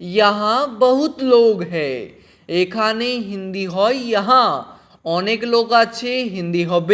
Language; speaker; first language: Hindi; non-native, local second language; Bangla